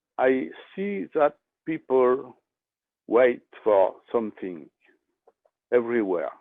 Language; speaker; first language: English; non-native, learner; French